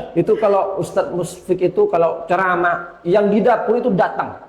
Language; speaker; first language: Indonesian; non-native, local second language; Madurese